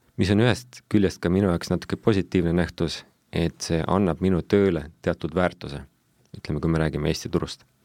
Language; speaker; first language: Estonian; non-native, local second language; Russian